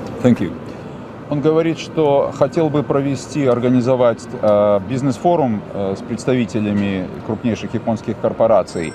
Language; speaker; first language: Russian; native; Russian